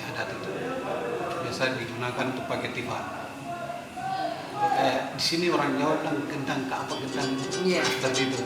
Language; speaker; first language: Indonesian; native; Indonesian